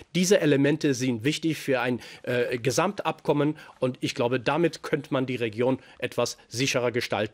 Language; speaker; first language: German; early bilingual, other home language; Persian